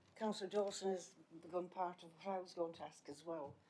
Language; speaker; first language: English; native; English